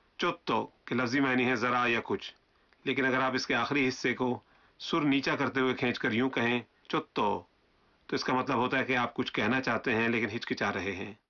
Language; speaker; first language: Urdu; native; Urdu